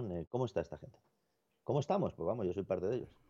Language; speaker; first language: Spanish; native; Spanish